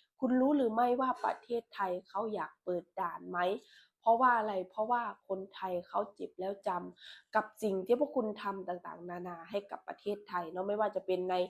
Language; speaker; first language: Thai; non-native, local second language; Lao